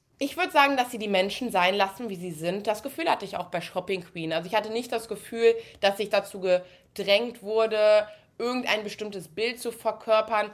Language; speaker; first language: German; native; German